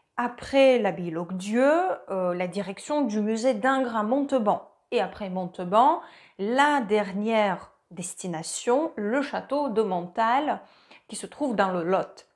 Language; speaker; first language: French; non-native, fluent; Russian